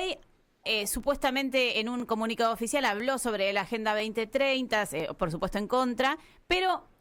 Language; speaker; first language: Spanish; native; Spanish